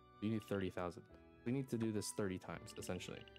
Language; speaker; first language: English; native; English